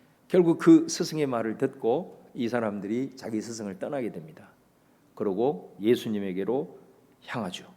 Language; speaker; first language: Korean; native; Korean